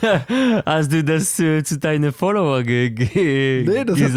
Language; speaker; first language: German; non-native, local second language; French